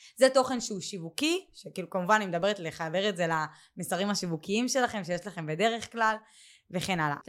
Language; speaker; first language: Hebrew; native; Hebrew